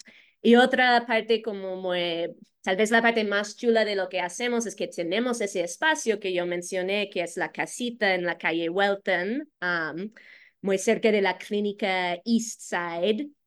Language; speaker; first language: Spanish; non-native, fluent; English